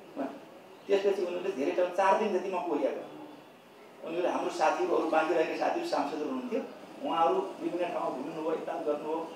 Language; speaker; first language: Nepali; native; Nepali